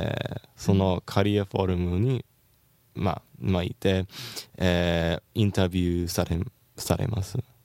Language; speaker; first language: Japanese; non-native, learner; English